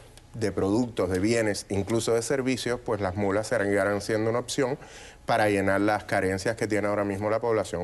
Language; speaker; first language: Spanish; native; Spanish